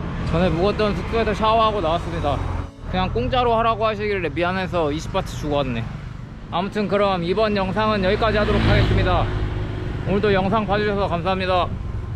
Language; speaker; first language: Korean; native; Korean